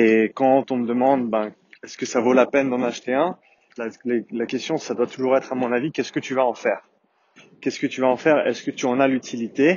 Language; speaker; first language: French; native; French